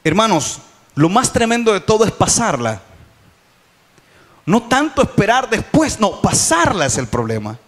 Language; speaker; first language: Spanish; native; Spanish